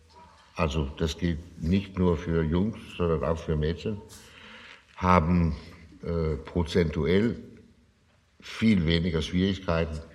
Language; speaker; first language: German; non-native, fluent; Danish